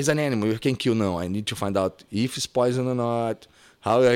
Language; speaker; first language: English; non-native, fluent; Portuguese